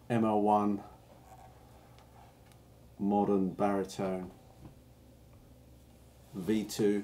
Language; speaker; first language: English; native; English